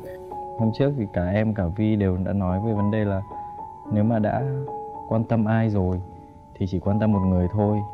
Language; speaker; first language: Vietnamese; native; Vietnamese